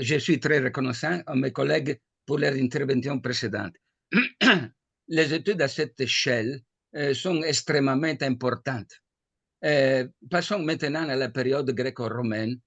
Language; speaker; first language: French; non-native, fluent; Italian